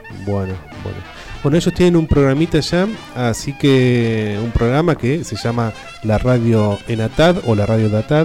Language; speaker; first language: Spanish; native; Spanish